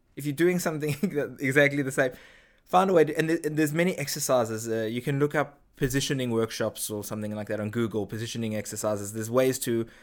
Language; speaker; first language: English; native; English